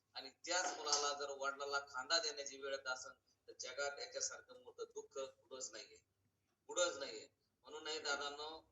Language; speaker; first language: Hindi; non-native, local second language; Marathi